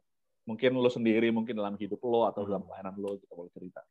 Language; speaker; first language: Indonesian; native; Indonesian